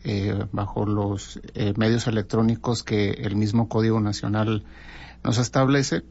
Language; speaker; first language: Spanish; native; Spanish